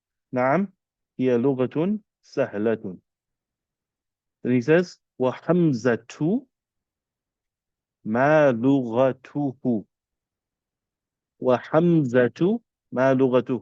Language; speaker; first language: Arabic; non-native, fluent; English